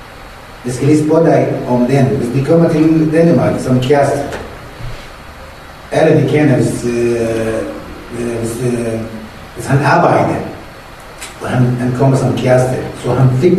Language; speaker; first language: Danish; non-native, learner; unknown